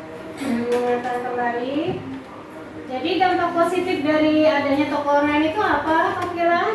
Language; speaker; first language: Indonesian; native; Indonesian